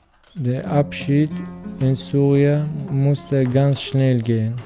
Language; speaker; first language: German; non-native, learner; Arabic